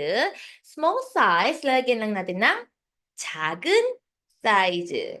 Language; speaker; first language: Filipino; native; Filipino